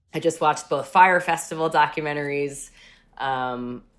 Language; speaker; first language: English; native; English